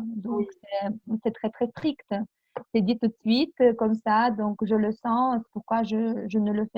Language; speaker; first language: French; non-native, fluent; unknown